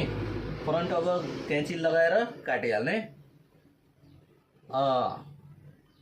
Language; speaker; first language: Nepali; native; Nepali